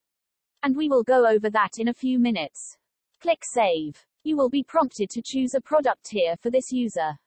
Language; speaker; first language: English; native; English